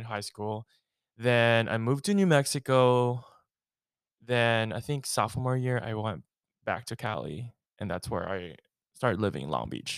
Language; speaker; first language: English; non-native, local second language; Filipino